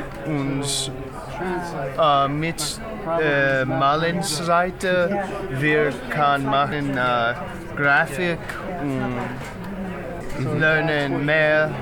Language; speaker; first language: German; non-native, learner; English